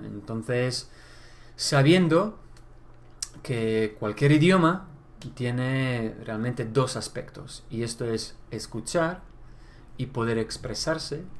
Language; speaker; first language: Spanish; non-native, fluent; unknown